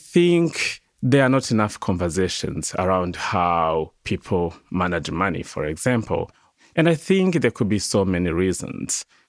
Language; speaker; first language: English; non-native, local second language; Kinyarwanda